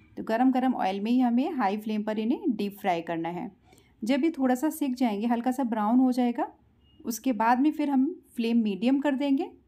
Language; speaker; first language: Hindi; native; Hindi